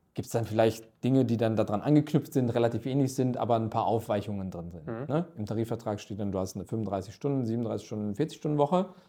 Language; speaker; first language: German; early bilingual, other home language; Turkish